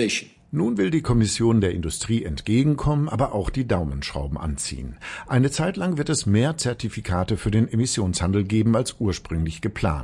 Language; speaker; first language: German; native; German